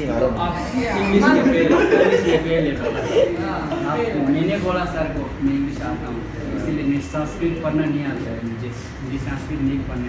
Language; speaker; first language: Hindi; non-native, local second language; Tibetan